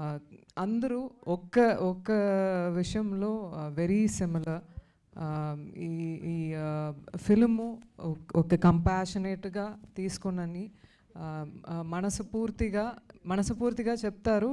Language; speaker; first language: Telugu; non-native, fluent; Tamil